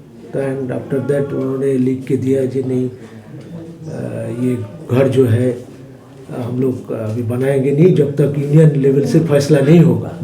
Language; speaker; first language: Hindi; non-native, local second language; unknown